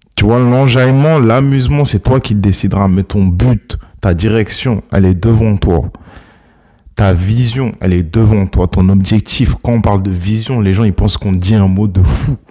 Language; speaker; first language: French; early bilingual, other home language; Akan